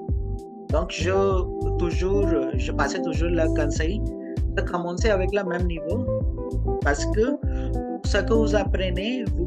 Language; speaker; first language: French; non-native, local second language; Hindi